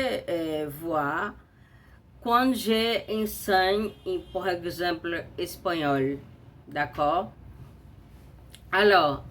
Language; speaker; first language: French; non-native, learner; Portuguese